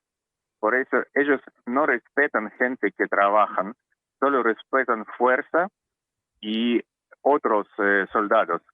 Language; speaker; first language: Spanish; non-native, learner; Russian